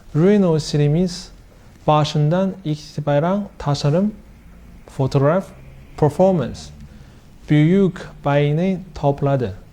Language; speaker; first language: Turkish; non-native, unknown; Chinese